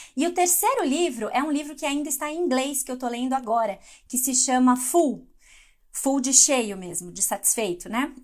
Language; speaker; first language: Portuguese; native; Portuguese